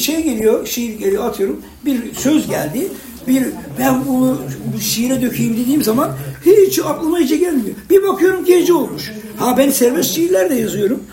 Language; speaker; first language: Turkish; native; Turkish